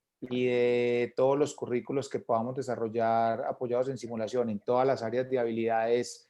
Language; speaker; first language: Spanish; native; Spanish